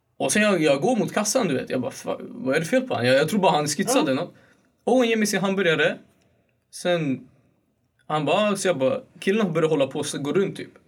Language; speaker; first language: Swedish; early bilingual, other home language; Kurdish